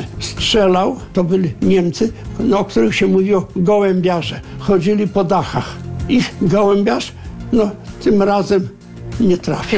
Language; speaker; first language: Polish; native; Polish